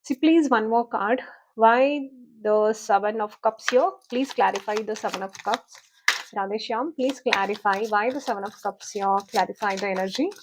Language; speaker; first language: English; non-native, local second language; Kannada